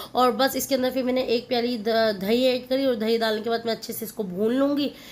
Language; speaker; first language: Urdu; native; Urdu